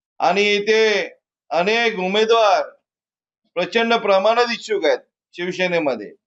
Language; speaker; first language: Marathi; native; Marathi